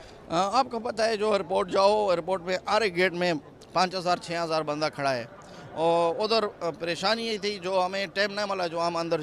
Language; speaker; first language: Hindi; non-native, fluent; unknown